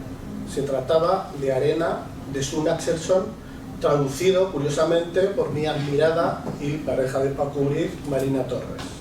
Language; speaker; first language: Spanish; native; Spanish